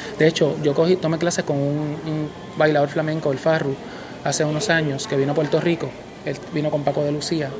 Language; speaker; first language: Spanish; native; Spanish